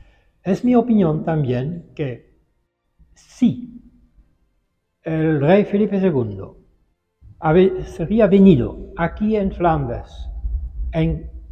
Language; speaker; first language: Spanish; non-native, fluent; Dutch